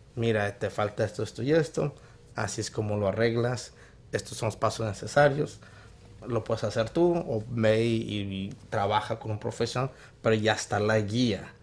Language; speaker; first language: Spanish; early bilingual, heritage; Spanish